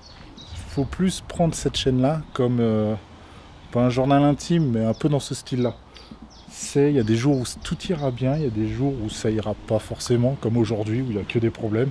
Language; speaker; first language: French; native; French